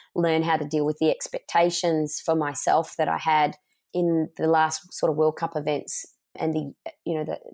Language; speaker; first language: English; native; English